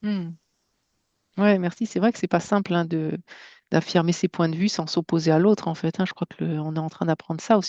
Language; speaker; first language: French; native; French